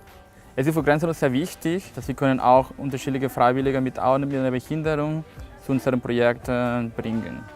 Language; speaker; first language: German; non-native, fluent; Spanish